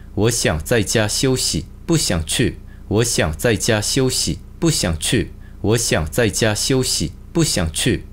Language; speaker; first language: Chinese; non-native, fluent; Korean